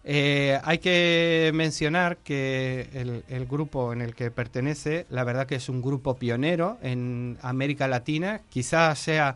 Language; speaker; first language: Spanish; native; Spanish